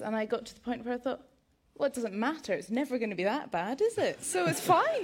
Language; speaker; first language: English; native; English